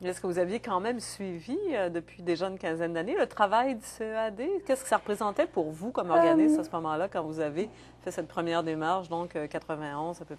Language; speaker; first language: French; native; French